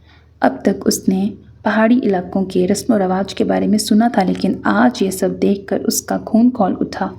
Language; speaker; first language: Urdu; native; Urdu